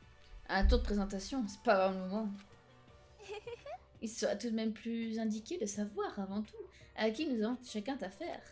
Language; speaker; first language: French; native; French